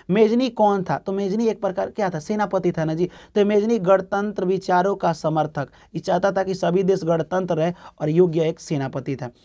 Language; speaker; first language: Hindi; native; Hindi